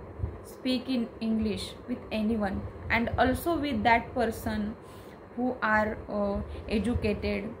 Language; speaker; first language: English; non-native, learner; Marathi